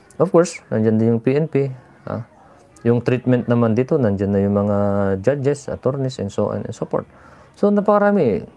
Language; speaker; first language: Filipino; non-native, local second language; Iloko